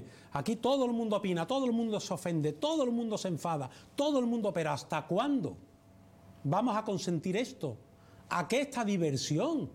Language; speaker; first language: Spanish; native; Spanish